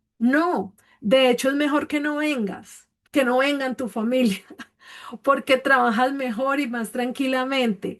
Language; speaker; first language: Spanish; native; Spanish